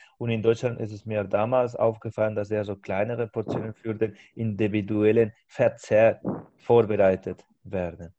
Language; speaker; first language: German; non-native, fluent; Spanish